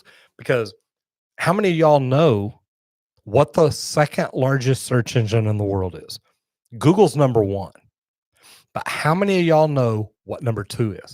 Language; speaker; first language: English; native; English